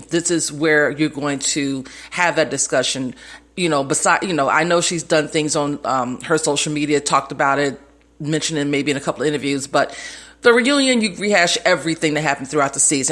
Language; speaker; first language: English; native; English